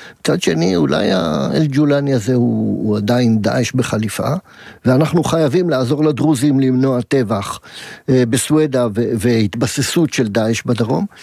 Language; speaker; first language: Hebrew; native; Hebrew